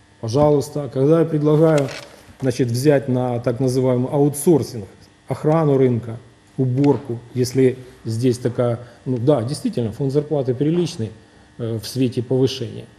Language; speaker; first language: Russian; native; Russian